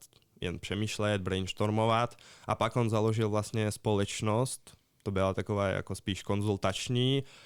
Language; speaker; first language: Czech; non-native, fluent; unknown